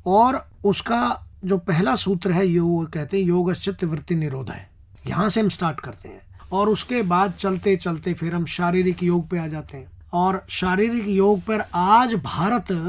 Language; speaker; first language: Hindi; native; Hindi